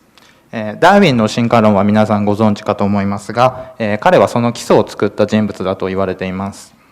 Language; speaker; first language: Japanese; native; Japanese